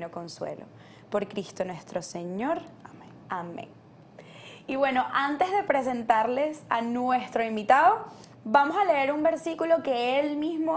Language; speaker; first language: Spanish; native; Spanish